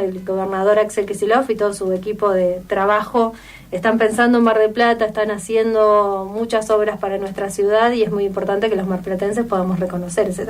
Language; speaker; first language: Spanish; native; Spanish